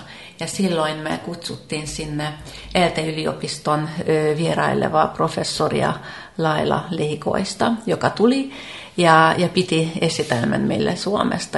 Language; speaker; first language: Finnish; non-native, fluent; Hungarian